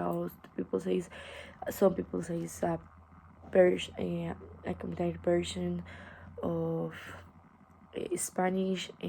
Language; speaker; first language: English; non-native, learner; Spanish